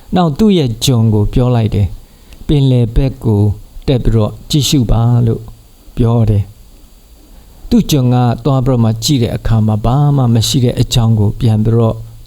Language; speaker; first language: Burmese; non-native, local second language; S'gaw Karen